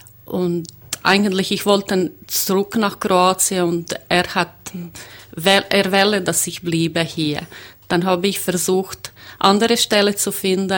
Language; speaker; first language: German; non-native, learner; Croatian